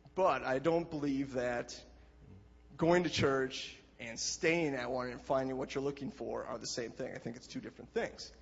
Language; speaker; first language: English; native; English